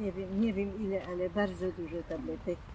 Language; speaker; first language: Polish; non-native, local second language; German